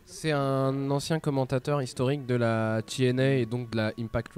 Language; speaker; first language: French; native; French